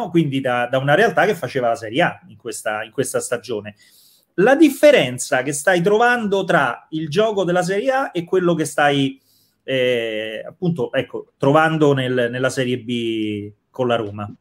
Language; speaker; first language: Italian; native; Italian